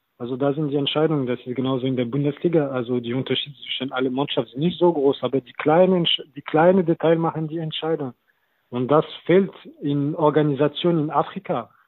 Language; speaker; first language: German; non-native, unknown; French